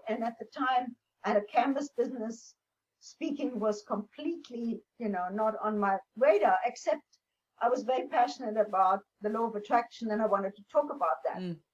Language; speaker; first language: English; non-native, local second language; German